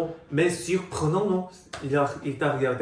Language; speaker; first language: French; non-native, fluent; Korean